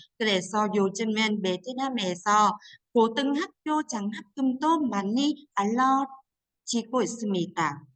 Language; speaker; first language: Korean; non-native, fluent; Vietnamese